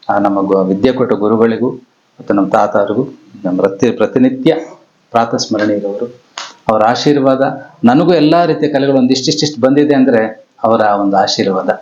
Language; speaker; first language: Kannada; non-native, local second language; Telugu